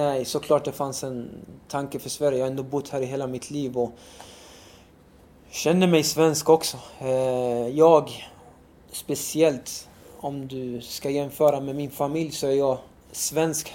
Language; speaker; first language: Swedish; early bilingual, other home language; Arabic